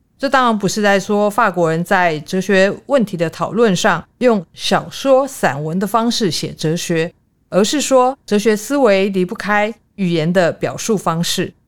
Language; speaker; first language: Chinese; native; Chinese